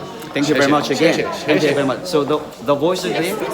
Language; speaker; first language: English; non-native, fluent; Chinese